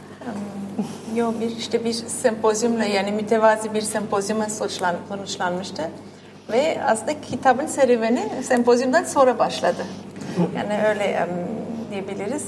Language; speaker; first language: Turkish; non-native, fluent; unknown